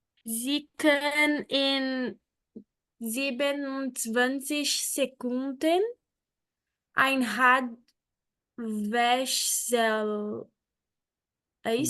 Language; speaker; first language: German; non-native, learner; Portuguese